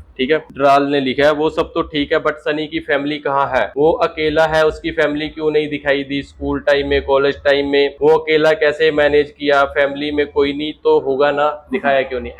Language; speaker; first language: Hindi; native; Hindi